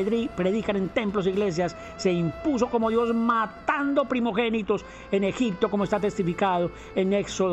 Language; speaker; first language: Spanish; native; Spanish